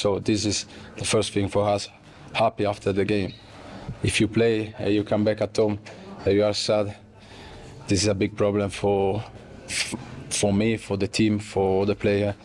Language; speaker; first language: English; non-native, fluent; Italian